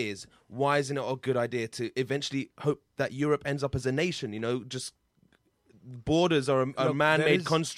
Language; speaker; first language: English; native; English